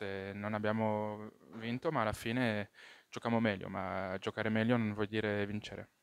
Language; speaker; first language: Italian; non-native, local second language; French